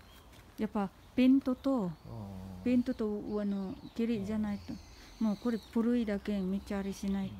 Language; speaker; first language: Japanese; non-native, learner; Filipino